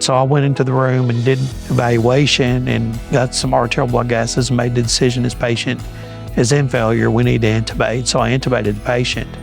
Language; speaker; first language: English; native; English